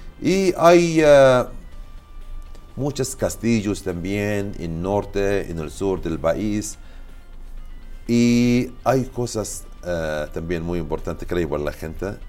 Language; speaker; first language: Spanish; non-native, learner; Arabic